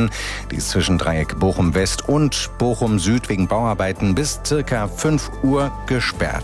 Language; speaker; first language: German; native; German